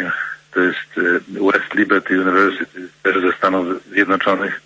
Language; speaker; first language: Polish; native; Polish